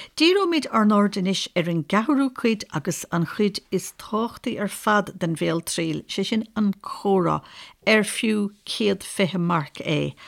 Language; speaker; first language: Irish; native; Irish